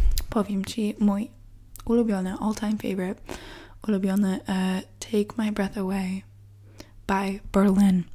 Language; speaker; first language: Polish; early bilingual, heritage; English